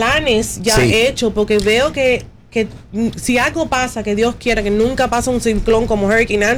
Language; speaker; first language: Spanish; early bilingual, heritage; Spanish